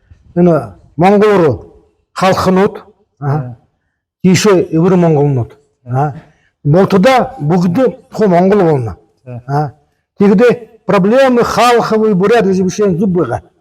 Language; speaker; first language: Mongolian; non-native, learner; Buriat